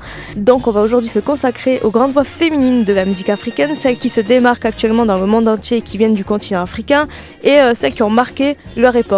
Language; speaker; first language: French; native; French